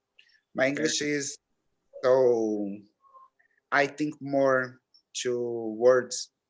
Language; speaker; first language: English; non-native, learner; Portuguese